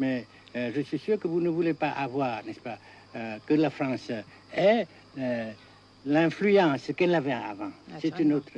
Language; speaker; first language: French; non-native, local second language; Vietnamese